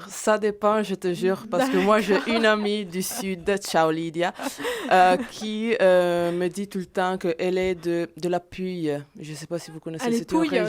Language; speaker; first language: French; non-native, fluent; Italian